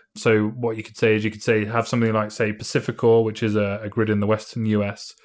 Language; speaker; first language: English; native; English